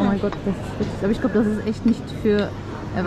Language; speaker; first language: German; early bilingual, other home language; Turkish